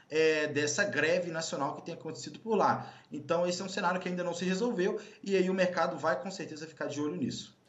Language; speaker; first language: Portuguese; native; Portuguese